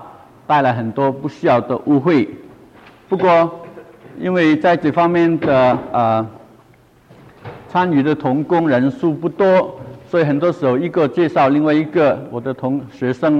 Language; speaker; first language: Chinese; non-native, local second language; Cantonese